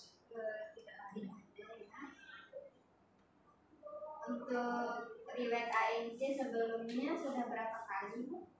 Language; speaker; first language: Indonesian; native; Indonesian